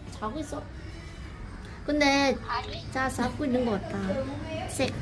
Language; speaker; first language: Korean; non-native, learner; Vietnamese